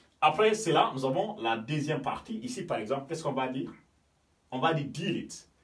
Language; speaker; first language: French; non-native, local second language; Fula